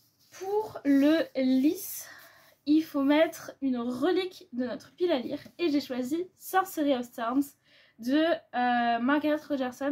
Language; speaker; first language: French; native; French